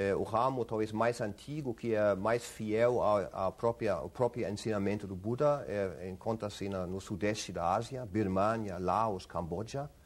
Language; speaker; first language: Portuguese; non-native, fluent; German